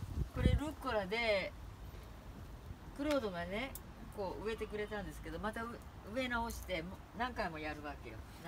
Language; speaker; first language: Japanese; native; Japanese